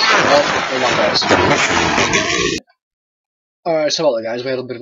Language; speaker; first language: English; native; English